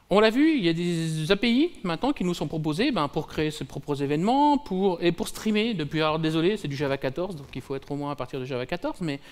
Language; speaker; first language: French; native; French